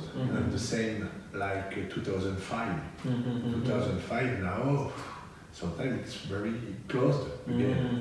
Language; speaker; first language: English; non-native, learner; French